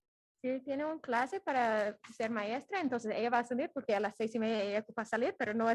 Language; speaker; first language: Spanish; non-native, fluent; English